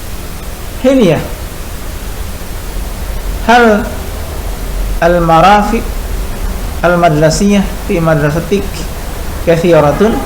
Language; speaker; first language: Arabic; non-native, fluent; Indonesian